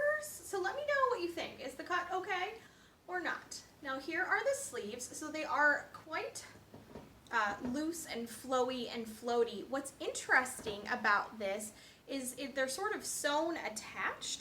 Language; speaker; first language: English; native; English